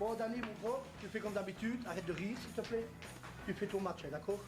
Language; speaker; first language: French; native; French